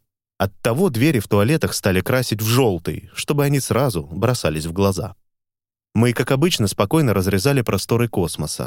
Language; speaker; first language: Russian; native; Russian